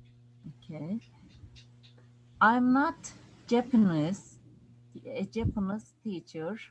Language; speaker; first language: English; non-native, learner; Turkish